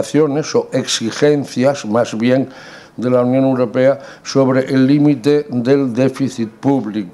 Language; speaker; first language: Spanish; native; Spanish